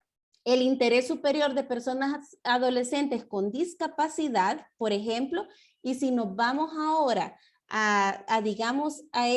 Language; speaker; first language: Spanish; native; Spanish